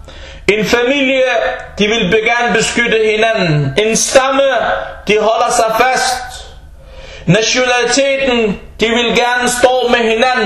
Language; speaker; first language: Danish; early bilingual, other home language; Arabic